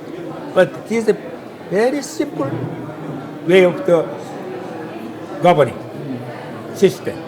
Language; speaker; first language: English; non-native, learner; Korean